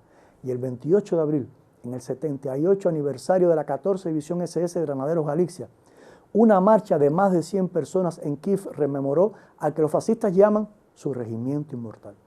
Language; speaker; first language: Spanish; native; Spanish